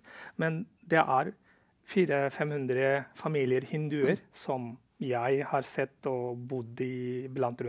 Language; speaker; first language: Norwegian; non-native, fluent; Rohingya